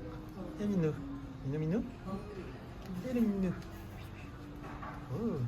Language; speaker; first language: French; native; French